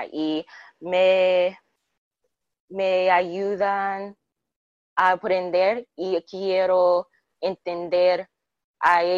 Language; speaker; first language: Spanish; non-native, learner; English